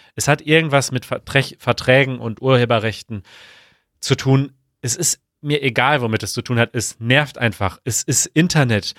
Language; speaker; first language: German; native; German